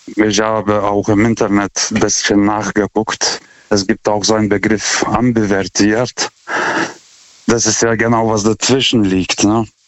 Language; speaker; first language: German; non-native, fluent; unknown